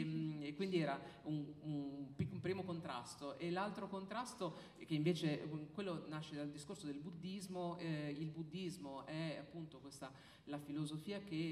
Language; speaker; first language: Italian; native; Italian